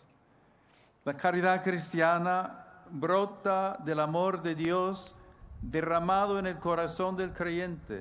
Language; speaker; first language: Spanish; non-native, fluent; English